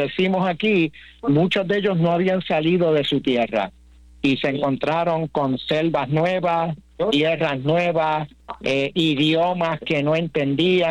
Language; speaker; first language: Spanish; native; Spanish